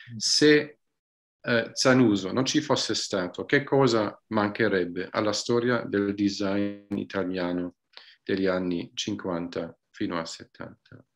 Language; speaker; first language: Italian; non-native, fluent; German